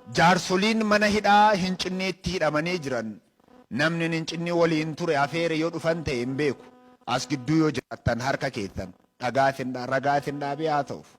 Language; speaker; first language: Oromo; native; Oromo